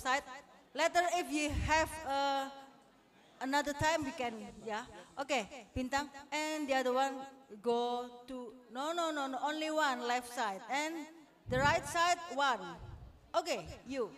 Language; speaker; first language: English; non-native, fluent; Indonesian